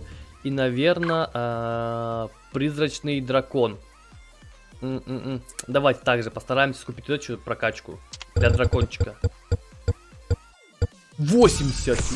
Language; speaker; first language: Russian; native; Russian